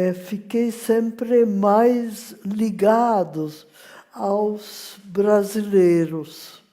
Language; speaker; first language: Portuguese; non-native, fluent; French